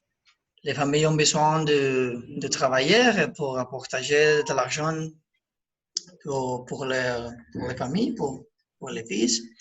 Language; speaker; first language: French; non-native, learner; Spanish